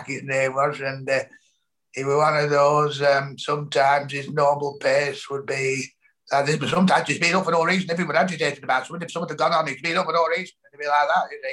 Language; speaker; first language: English; native; English